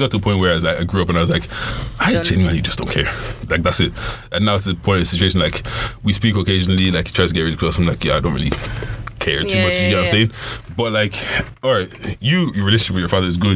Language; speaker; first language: English; non-native, local second language; Yoruba